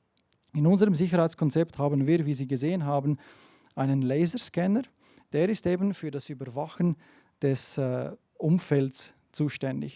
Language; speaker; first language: German; native; German